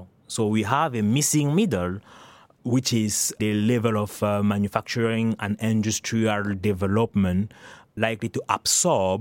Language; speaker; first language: English; non-native, local second language; French